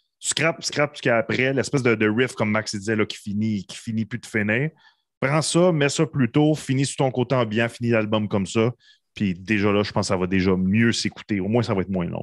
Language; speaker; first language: French; native; French